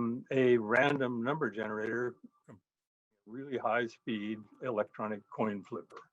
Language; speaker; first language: English; native; English